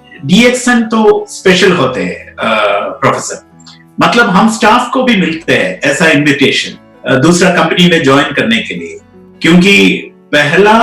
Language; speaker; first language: Hindi; non-native, local second language; Malayalam